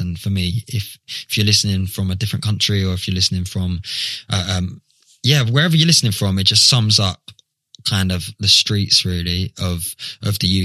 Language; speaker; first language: English; native; English